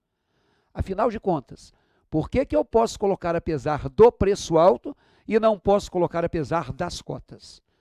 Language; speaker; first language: Portuguese; native; Portuguese